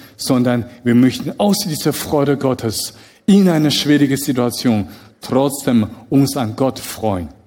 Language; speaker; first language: German; non-native, fluent; Chinese